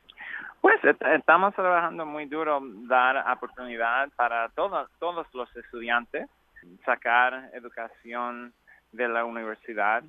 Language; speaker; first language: Spanish; non-native, learner; English